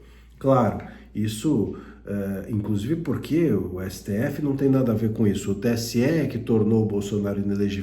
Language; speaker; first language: Portuguese; native; Portuguese